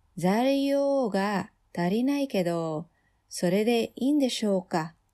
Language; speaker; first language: Japanese; non-native, fluent; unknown